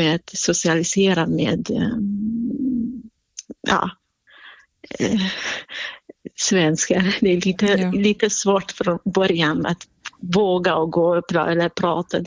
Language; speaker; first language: Swedish; non-native, fluent; Central Kurdish